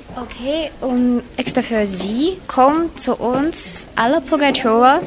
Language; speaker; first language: German; non-native, fluent; Russian